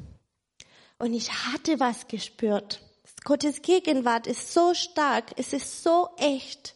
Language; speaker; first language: German; non-native, fluent; Spanish